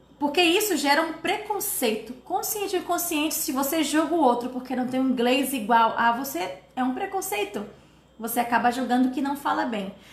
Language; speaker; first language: Portuguese; native; Portuguese